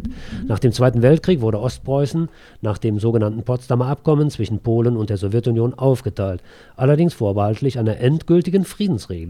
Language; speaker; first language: German; native; German